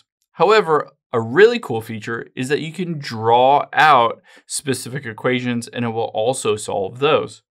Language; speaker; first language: English; native; English